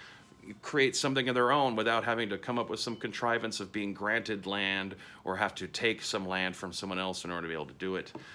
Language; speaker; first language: English; native; English